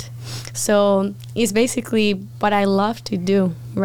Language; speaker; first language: English; non-native, fluent; Spanish